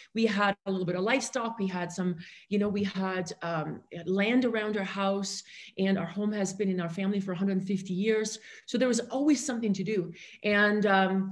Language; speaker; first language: English; non-native, fluent; German